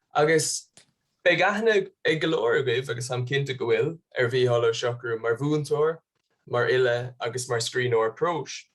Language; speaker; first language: Irish; native; Irish